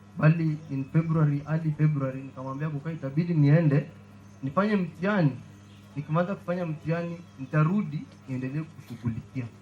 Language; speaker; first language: Swahili; non-native, local second language; Luyia